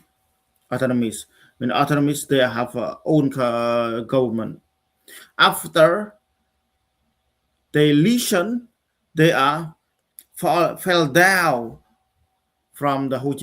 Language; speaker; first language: English; non-native, learner; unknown